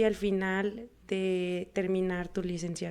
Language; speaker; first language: Spanish; native; Spanish